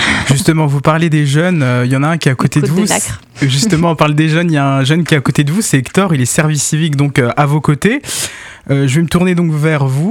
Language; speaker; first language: French; native; French